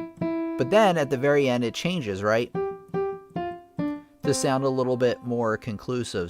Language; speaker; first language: English; native; English